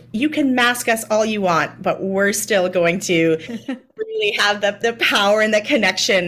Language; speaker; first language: English; native; English